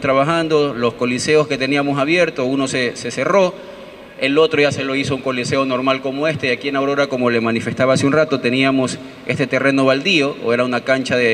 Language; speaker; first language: Spanish; native; Spanish